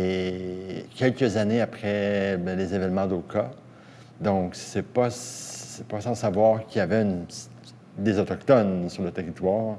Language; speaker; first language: French; native; French